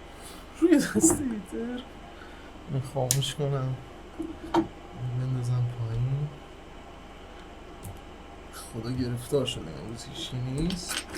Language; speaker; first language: Persian; native; Persian